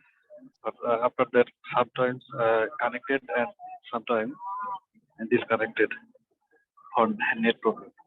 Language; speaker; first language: English; non-native, learner; Bangla